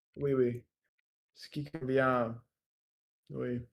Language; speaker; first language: French; non-native, learner; Russian